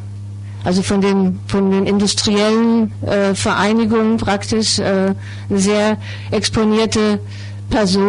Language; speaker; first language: German; native; German